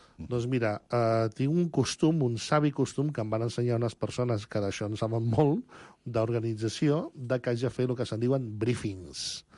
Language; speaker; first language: Catalan; early bilingual, other home language; Spanish